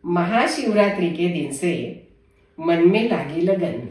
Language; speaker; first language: Hindi; non-native, local second language; Marathi